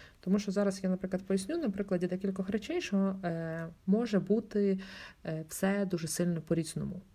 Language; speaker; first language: Ukrainian; native; Ukrainian